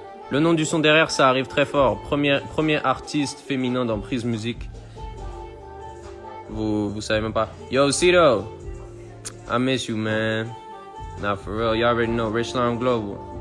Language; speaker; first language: French; native; French